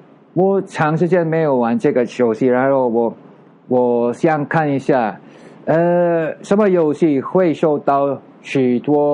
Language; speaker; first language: Chinese; non-native, learner; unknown